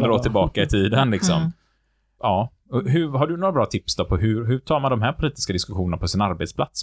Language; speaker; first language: Swedish; native; Swedish